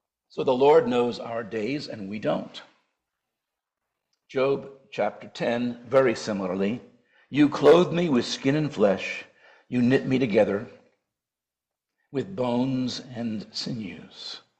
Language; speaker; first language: English; native; English